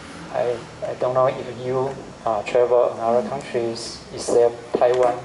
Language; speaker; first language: English; non-native, learner; Chinese